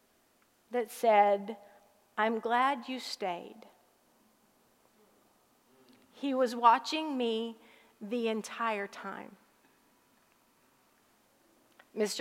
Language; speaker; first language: English; native; English